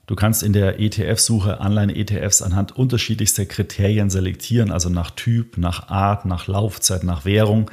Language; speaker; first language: German; native; German